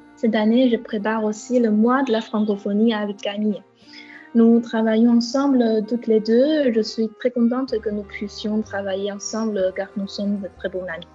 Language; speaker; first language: French; non-native, fluent; Chinese